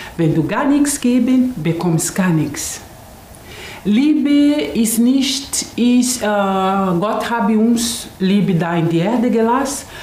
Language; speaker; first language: German; non-native, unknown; Portuguese